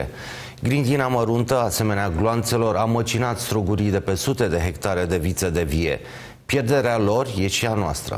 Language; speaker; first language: Romanian; native; Romanian